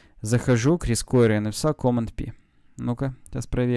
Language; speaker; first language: Russian; native; Russian